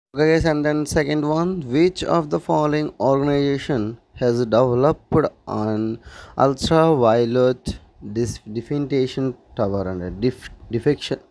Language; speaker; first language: English; non-native, local second language; Telugu